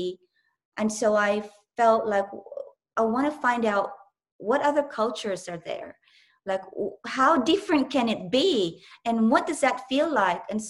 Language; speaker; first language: English; non-native, local second language; Cebuano